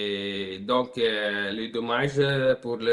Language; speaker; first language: French; non-native, learner; Italian